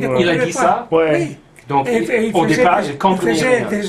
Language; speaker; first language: French; non-native, learner; English